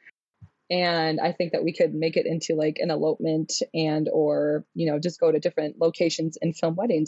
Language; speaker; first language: English; native; English